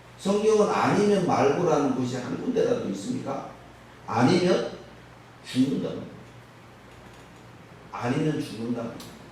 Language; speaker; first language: Korean; native; Korean